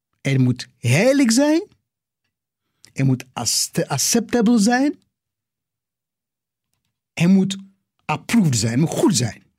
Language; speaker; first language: Dutch; non-native, fluent; English